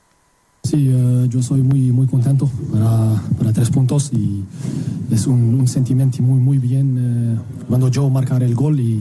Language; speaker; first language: Spanish; non-native, learner; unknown